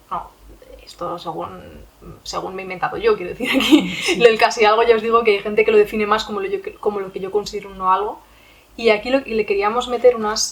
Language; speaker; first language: Spanish; native; Spanish